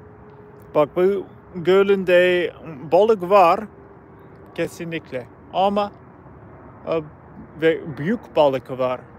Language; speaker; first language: Turkish; non-native, learner; English